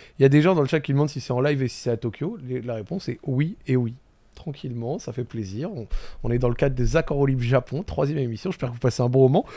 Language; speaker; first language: French; native; French